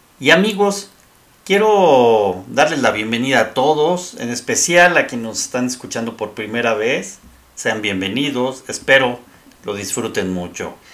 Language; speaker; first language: Spanish; native; Spanish